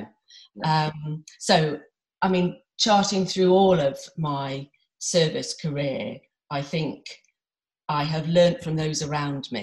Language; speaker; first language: English; native; English